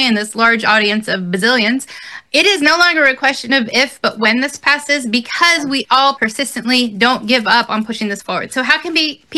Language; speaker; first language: English; native; English